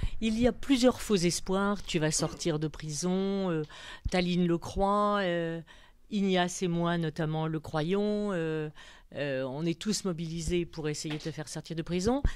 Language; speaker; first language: French; native; French